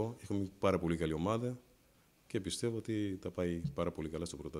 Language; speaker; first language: Greek; non-native, fluent; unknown